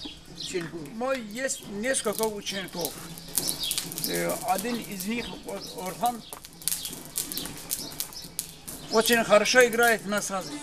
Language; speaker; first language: Russian; non-native, local second language; Azerbaijani